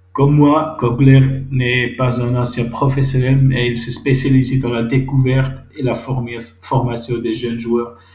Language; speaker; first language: French; non-native, local second language; Swiss German